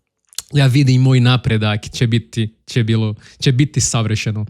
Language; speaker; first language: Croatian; non-native, learner; Portuguese